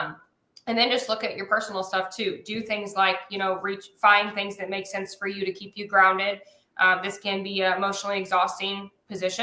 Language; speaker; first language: English; native; English